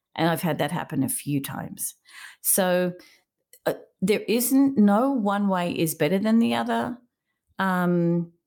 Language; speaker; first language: English; native; English